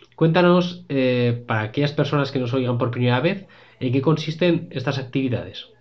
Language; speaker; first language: Spanish; native; Spanish